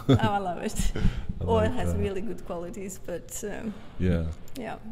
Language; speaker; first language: English; non-native, fluent; Norwegian